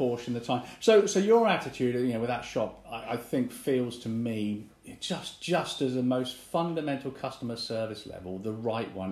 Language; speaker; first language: English; native; English